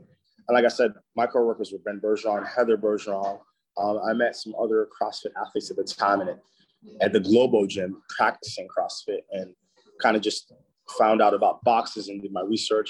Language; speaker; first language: English; native; English